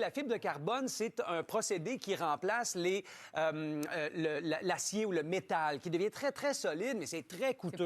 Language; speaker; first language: French; native; French